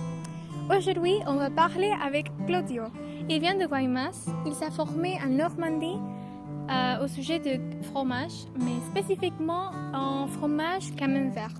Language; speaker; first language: French; non-native, fluent; Spanish